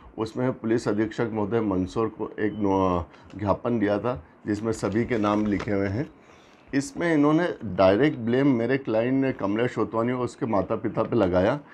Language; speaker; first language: Hindi; native; Hindi